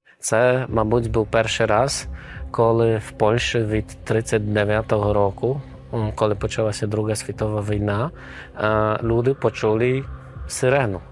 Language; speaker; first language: Ukrainian; non-native, fluent; Polish